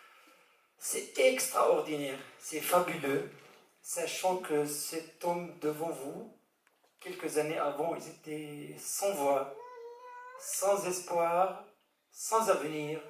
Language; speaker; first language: French; non-native, fluent; Arabic